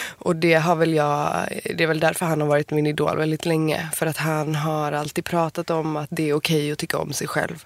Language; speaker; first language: Swedish; native; Swedish